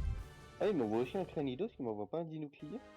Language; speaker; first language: French; native; French